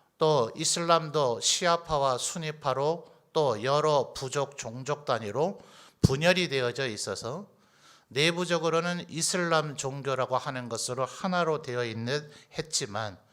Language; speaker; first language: Korean; native; Korean